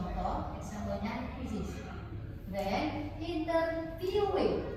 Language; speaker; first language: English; non-native, learner; Indonesian